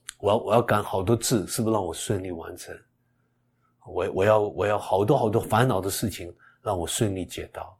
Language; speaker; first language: Chinese; early bilingual, heritage; Chinese